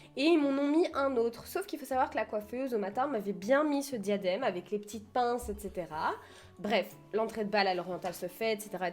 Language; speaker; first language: French; early bilingual, other home language; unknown